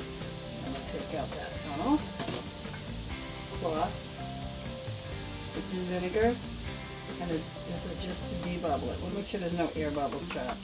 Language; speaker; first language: English; native; English